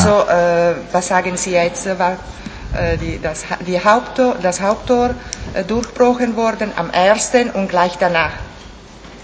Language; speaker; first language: German; non-native, fluent; Italian